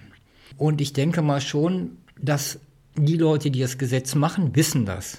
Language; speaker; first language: German; native; German